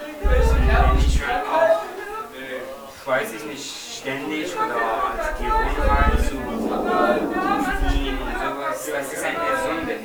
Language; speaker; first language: German; non-native, learner; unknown